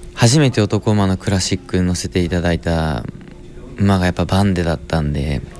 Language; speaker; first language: Japanese; native; Japanese